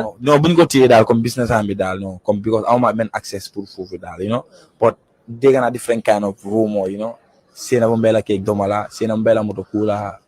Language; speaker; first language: Wolof; non-native, local second language; Mandingo